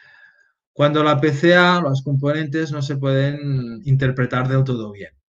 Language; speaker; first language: Spanish; native; Spanish